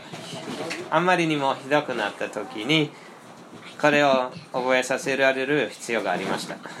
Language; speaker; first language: Japanese; non-native, fluent; English